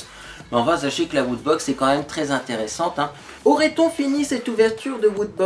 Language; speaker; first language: French; native; French